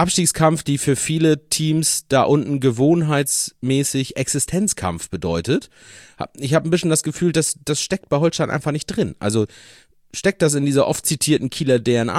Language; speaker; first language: German; native; German